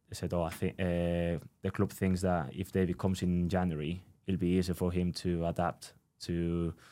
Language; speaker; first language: English; non-native, fluent; Spanish